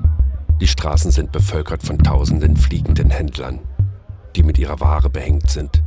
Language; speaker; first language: German; native; German